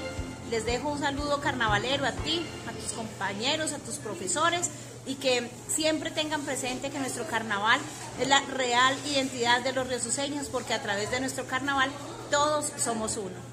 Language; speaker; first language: Spanish; native; Spanish